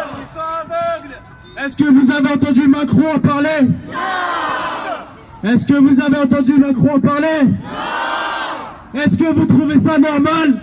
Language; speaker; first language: French; native; French